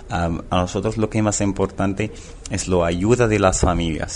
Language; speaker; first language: Spanish; non-native, learner; Arabic